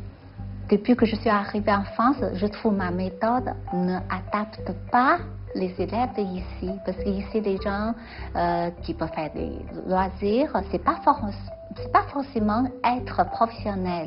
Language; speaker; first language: French; non-native, fluent; Chinese